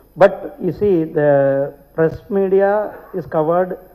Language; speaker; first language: English; non-native, local second language; Tamil